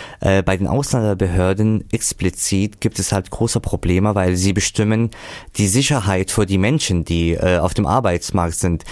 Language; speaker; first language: German; non-native, fluent; Arabic